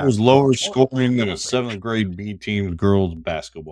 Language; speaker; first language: English; native; English